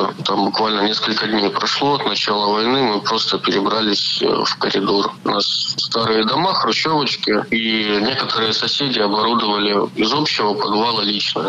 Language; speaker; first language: Russian; native; Russian